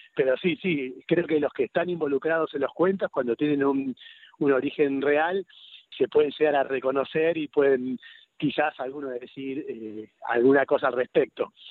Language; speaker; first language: Spanish; native; Spanish